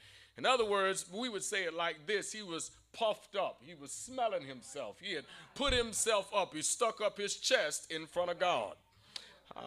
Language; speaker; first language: English; native; English